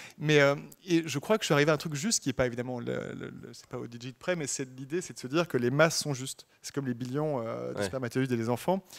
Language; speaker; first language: French; native; French